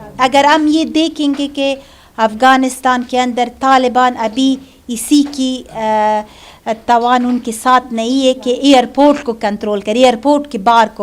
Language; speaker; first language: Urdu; non-native, fluent; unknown